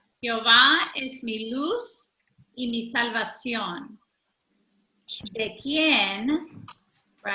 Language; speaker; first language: Spanish; non-native, fluent; English